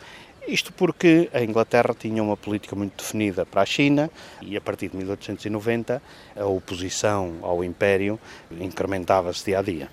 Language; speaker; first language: Portuguese; native; Portuguese